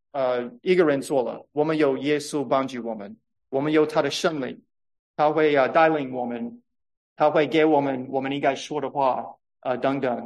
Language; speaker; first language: Chinese; non-native, fluent; English